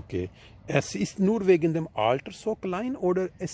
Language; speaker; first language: German; non-native, learner; Urdu